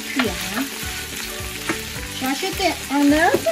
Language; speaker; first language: French; non-native, learner; Thai